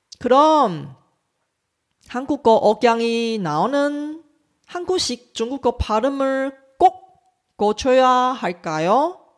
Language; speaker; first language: Korean; non-native, fluent; Chinese